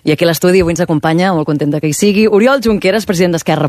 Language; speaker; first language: Catalan; native; Catalan